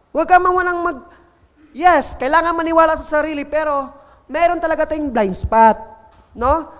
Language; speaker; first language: Filipino; non-native, local second language; Cebuano